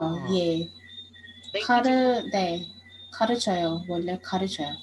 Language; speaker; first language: Korean; non-native, learner; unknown